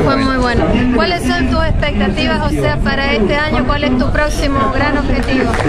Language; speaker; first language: Spanish; native; Spanish